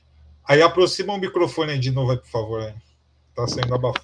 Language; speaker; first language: Portuguese; native; Portuguese